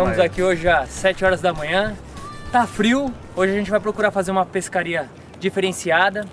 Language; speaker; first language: Portuguese; native; Portuguese